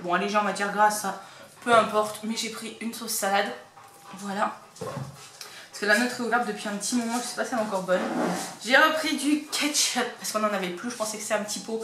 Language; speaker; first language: French; native; French